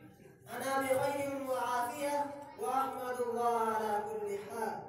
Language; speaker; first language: Arabic; non-native, learner; Urdu